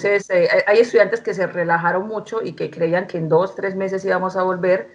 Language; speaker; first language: Spanish; native; Spanish